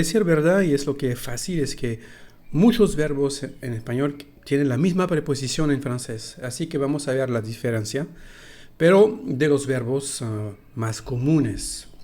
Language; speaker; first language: Spanish; non-native, fluent; French